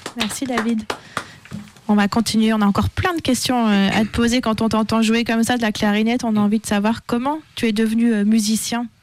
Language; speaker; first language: French; native; French